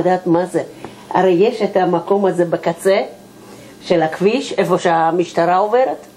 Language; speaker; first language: Hebrew; non-native, fluent; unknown